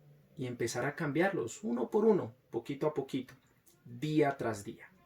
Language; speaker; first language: Spanish; native; Spanish